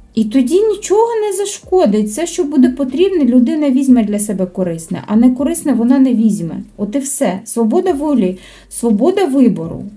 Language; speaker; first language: Ukrainian; non-native, local second language; Russian